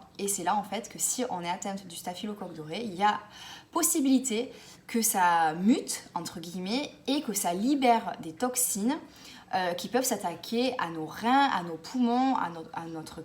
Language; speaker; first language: French; native; French